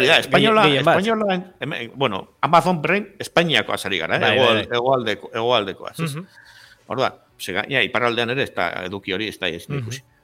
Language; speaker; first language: Basque; native; Basque